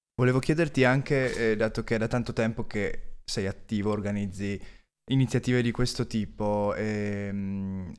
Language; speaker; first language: Italian; native; Italian